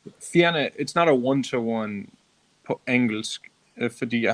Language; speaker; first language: Danish; non-native, learner; English